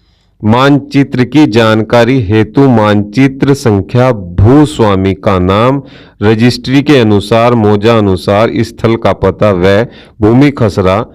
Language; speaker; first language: Hindi; native; Hindi